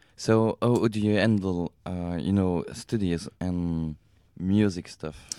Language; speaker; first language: English; non-native, fluent; French